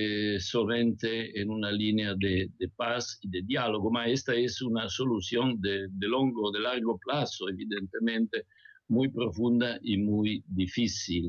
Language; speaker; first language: Spanish; non-native, fluent; Italian